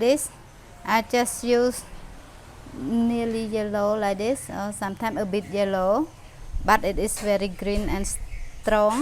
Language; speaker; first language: English; non-native, learner; Khmer